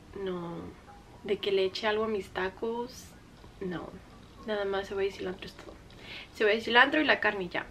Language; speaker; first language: Spanish; early bilingual, heritage; Spanish